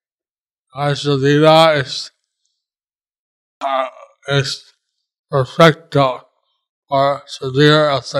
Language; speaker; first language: Spanish; non-native, learner; English